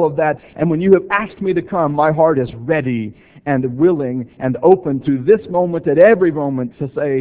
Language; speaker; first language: English; native; English